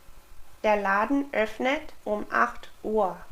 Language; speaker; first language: German; non-native, fluent; English